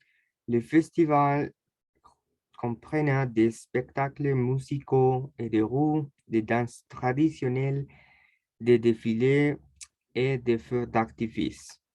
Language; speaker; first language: French; non-native, learner; Spanish